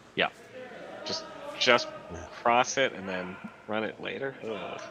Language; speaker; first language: English; native; English